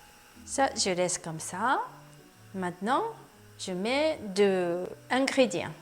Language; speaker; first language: French; non-native, learner; Japanese